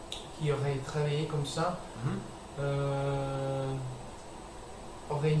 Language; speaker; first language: French; non-native, learner; English